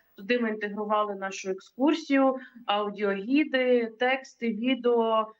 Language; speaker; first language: Ukrainian; native; Ukrainian